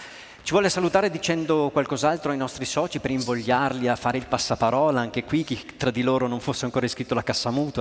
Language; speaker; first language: Italian; native; Italian